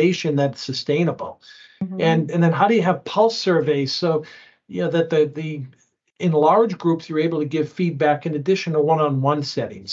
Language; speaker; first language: English; native; English